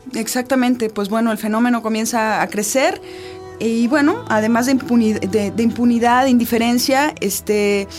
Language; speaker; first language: Spanish; native; Spanish